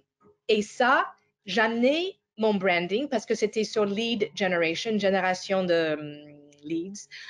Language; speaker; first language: French; non-native, fluent; English